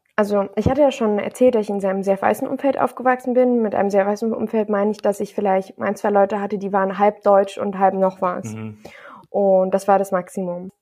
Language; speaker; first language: German; native; German